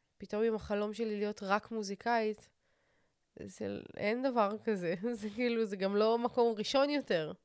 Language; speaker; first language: Hebrew; native; Hebrew